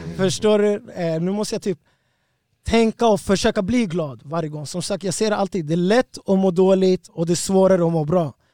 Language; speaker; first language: Swedish; early bilingual, other home language; Spanish